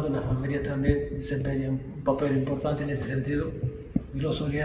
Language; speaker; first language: Spanish; non-native, local second language; Arabic